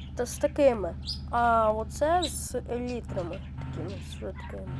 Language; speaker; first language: Ukrainian; non-native, local second language; Russian